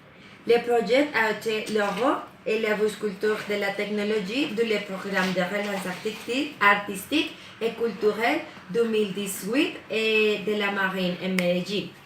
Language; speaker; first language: French; non-native, learner; Spanish